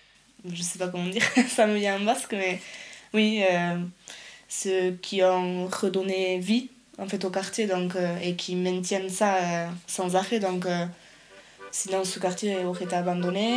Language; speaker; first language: French; non-native, local second language; Basque